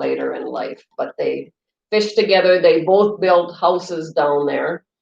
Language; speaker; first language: English; native; English